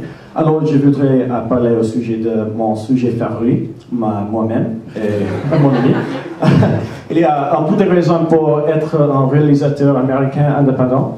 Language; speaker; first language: French; non-native, learner; English